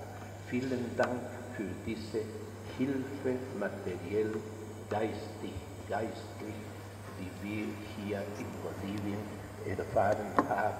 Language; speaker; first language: German; non-native, fluent; Spanish